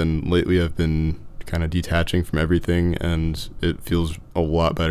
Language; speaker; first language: English; native; English